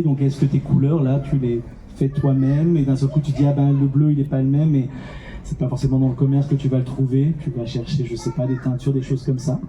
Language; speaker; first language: French; native; French